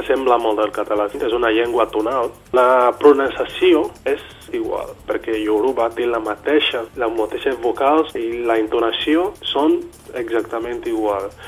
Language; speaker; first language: Catalan; non-native, fluent; Yoruba